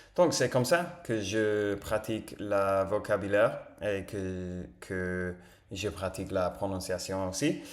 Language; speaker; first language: French; non-native, learner; English